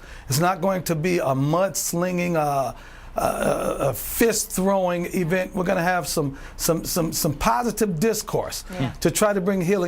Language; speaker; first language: English; native; English